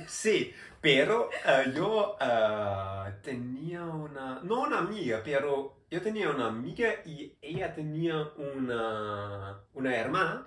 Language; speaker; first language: Spanish; non-native, learner; German